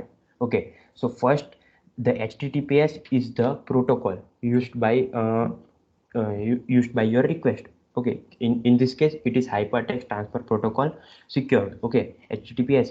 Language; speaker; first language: English; non-native, local second language; Gujarati